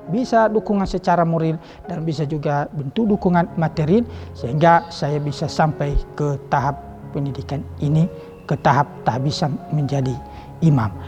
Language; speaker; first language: Indonesian; non-native, local second language; Nias